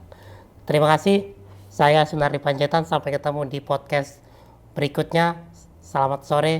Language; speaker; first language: Malay; native; Malay